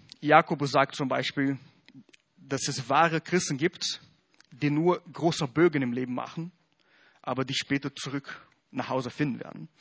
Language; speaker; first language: German; non-native, fluent; Portuguese